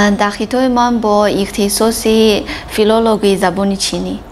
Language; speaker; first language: Persian; non-native, learner; Chinese